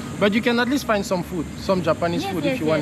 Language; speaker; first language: English; non-native, learner; French